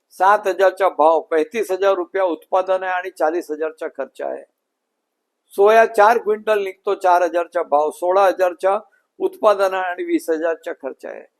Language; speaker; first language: Marathi; non-native, local second language; Gujarati